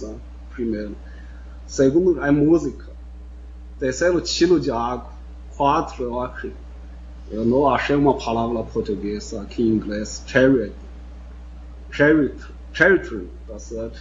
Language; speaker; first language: Portuguese; non-native, fluent; Chinese